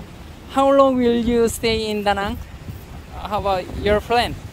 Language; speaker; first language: English; non-native, learner; Korean